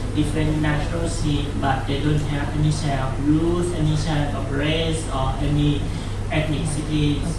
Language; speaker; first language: English; non-native, fluent; Thai